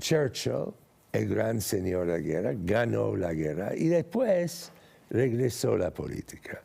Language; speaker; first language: Spanish; non-native, fluent; English